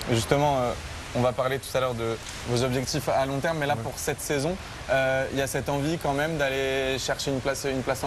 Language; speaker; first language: French; native; French